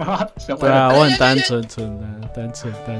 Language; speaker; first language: Chinese; native; Chinese